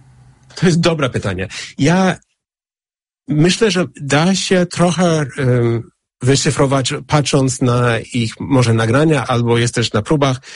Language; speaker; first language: Polish; non-native, fluent; English